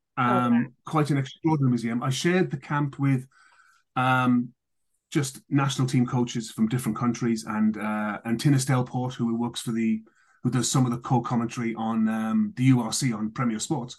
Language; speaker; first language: English; native; English